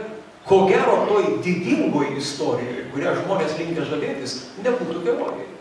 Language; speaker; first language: Lithuanian; native; Lithuanian